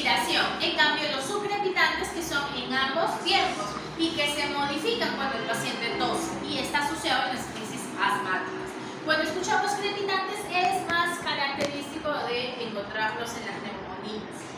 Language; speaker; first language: Spanish; native; Spanish